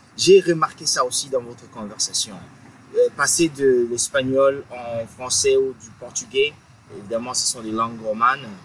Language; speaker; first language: French; non-native, local second language; Swahili